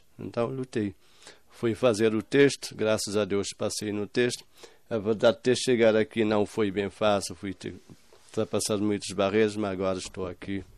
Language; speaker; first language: Portuguese; non-native, local second language; Kabuverdianu